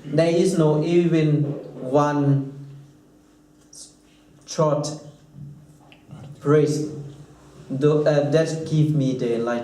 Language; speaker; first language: English; non-native, fluent; Thai